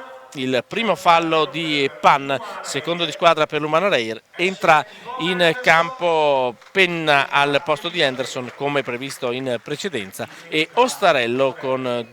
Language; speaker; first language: Italian; native; Italian